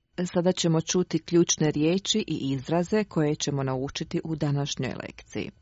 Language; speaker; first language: Croatian; native; Croatian